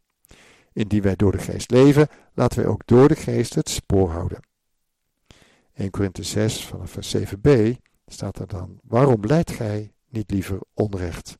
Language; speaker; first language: Dutch; native; Dutch